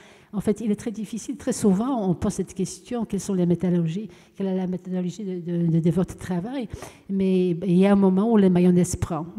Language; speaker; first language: French; non-native, fluent; Polish